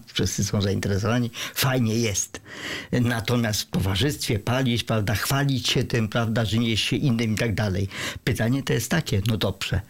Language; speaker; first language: Polish; native; Polish